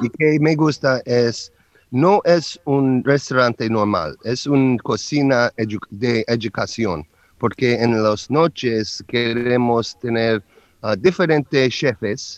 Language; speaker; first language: Spanish; non-native, learner; English